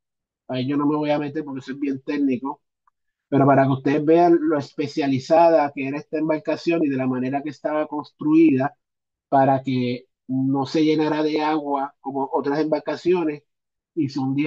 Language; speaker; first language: Spanish; native; Spanish